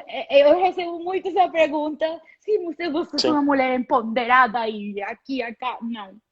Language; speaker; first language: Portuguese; non-native, fluent; Spanish